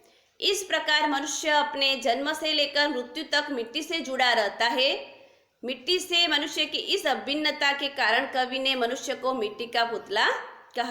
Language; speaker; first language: Hindi; non-native, local second language; Gujarati